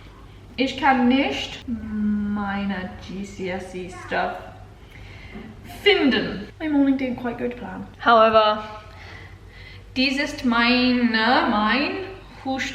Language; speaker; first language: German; non-native, learner; English